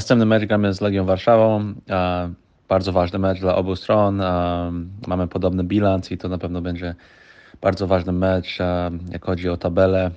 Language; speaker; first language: Polish; early bilingual, heritage; Polish